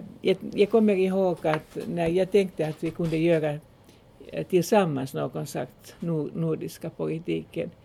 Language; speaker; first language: Swedish; non-native, local second language; Finnish